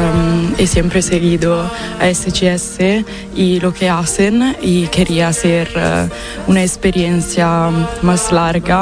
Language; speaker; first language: Spanish; non-native, fluent; Italian